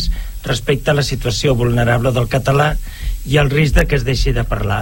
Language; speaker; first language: Catalan; non-native, local second language; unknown